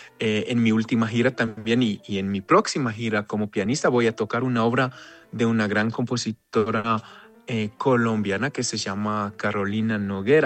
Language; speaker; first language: Spanish; non-native, fluent; Hebrew